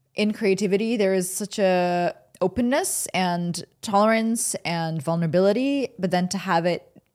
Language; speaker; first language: English; early bilingual, other home language; Arabic